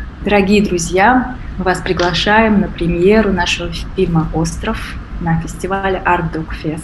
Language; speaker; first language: Russian; native; Russian